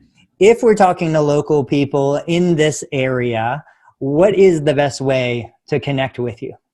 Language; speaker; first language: English; native; English